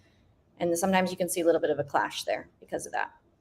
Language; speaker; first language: English; native; English